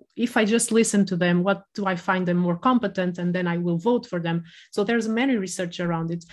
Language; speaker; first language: English; non-native, fluent; Portuguese